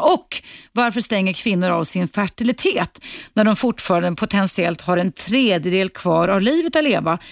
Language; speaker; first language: Swedish; native; Swedish